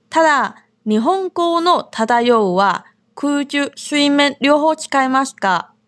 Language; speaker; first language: Japanese; non-native, fluent; Chinese